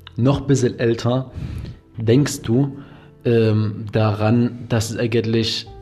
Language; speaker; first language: German; non-native, fluent; Arabic